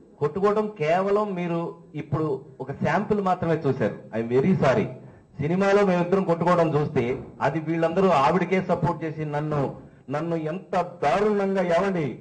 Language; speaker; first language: Telugu; native; Telugu